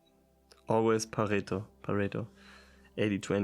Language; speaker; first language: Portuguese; non-native, learner; German